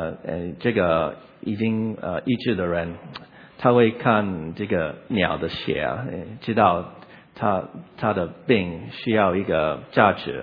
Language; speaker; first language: Chinese; non-native, learner; English